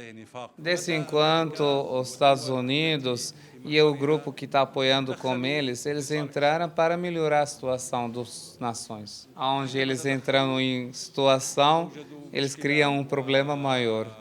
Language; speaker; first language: Portuguese; non-native, fluent; Arabic